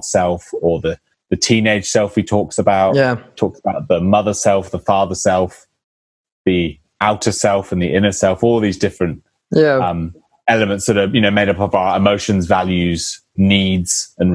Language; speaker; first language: English; native; English